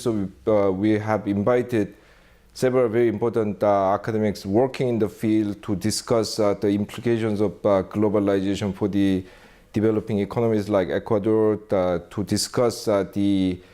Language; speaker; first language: English; non-native, fluent; Korean